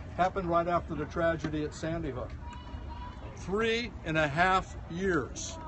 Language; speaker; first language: English; native; English